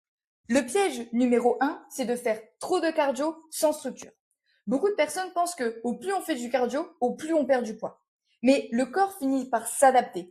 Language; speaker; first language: French; native; French